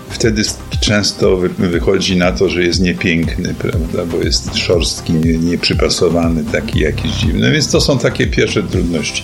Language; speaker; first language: Polish; native; Polish